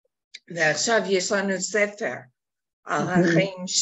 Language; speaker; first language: Hebrew; non-native, learner; English